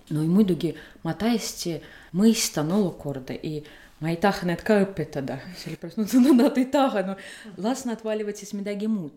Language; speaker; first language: Estonian; non-native, fluent; Russian